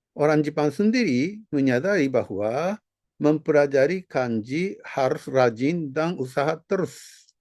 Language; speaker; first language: Indonesian; non-native, fluent; Japanese